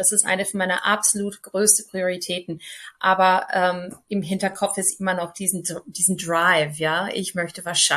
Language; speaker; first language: German; non-native, fluent; English